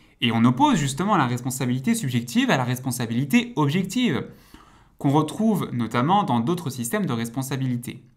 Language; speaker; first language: French; native; French